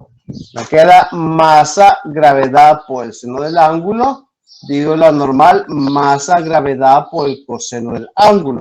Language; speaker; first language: Spanish; native; Spanish